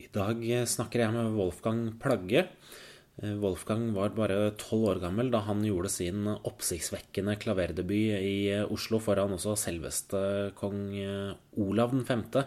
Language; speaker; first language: Norwegian; native; Norwegian